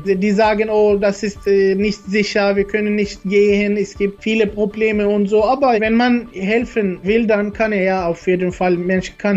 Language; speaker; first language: German; non-native, learner; Arabic